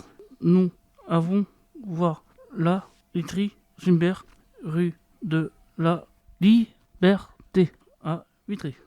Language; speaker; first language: French; non-native, learner; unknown